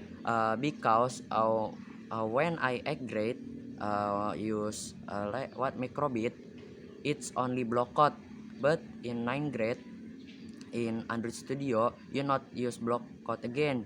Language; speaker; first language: English; non-native, learner; Indonesian